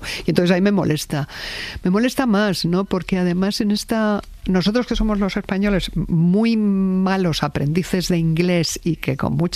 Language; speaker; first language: Spanish; native; Spanish